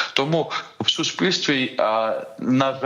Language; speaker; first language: Ukrainian; non-native, fluent; Georgian